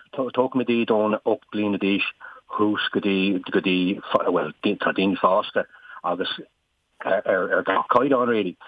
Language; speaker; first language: Irish; non-native, local second language; English